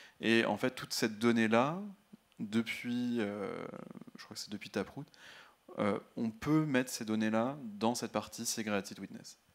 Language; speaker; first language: French; native; French